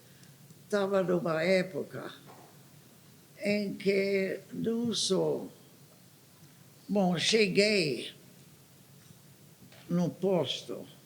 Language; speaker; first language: Portuguese; non-native, fluent; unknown